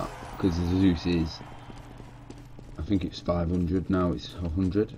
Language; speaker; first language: English; native; English